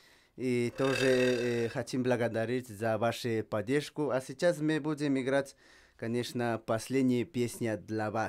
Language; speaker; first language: Russian; non-native, learner; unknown